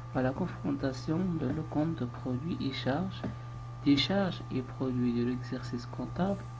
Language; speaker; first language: French; non-native, local second language; Arabic